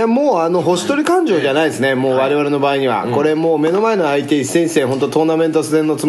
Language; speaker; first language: Japanese; native; Japanese